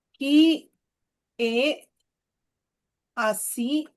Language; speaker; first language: French; non-native, fluent; Telugu